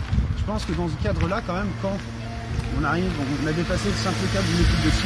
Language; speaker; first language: French; native; French